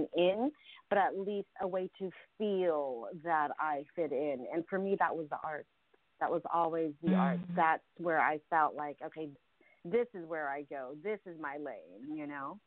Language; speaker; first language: English; early bilingual, other home language; Russian